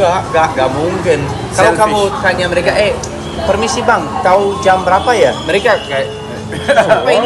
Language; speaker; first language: Indonesian; non-native, fluent; English